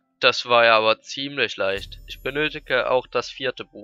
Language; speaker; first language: German; native; German